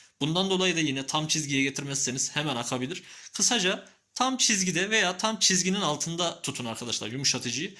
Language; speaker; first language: Turkish; native; Turkish